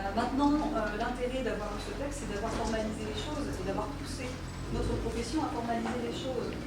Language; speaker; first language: French; native; French